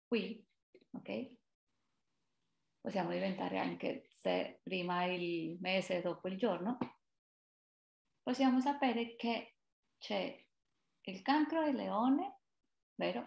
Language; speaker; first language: Italian; non-native, fluent; Spanish